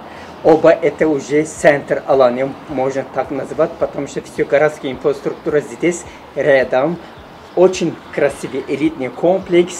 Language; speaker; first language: Russian; non-native, learner; Turkish